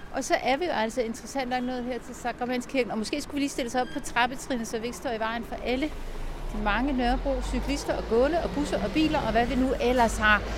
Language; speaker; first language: Danish; native; Danish